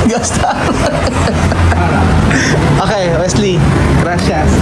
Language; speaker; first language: Spanish; non-native, learner; Filipino